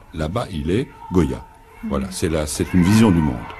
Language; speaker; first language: French; native; French